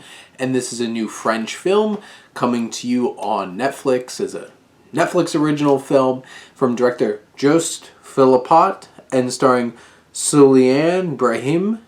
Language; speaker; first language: English; native; English